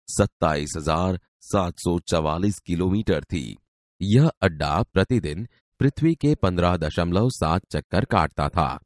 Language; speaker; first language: Hindi; non-native, local second language; Gujarati